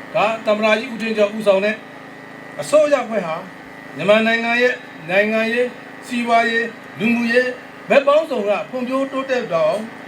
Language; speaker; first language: Burmese; non-native, local second language; S'gaw Karen